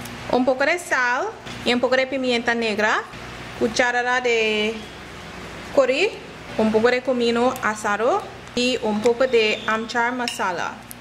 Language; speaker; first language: Spanish; non-native, learner; English